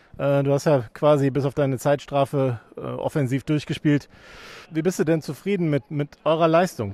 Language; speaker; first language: German; native; German